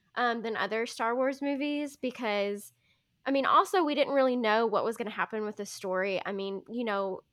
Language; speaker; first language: English; native; English